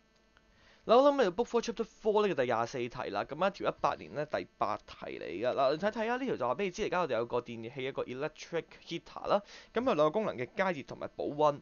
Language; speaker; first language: Cantonese; native; Cantonese